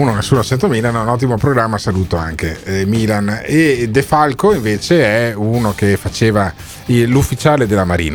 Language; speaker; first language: Italian; native; Italian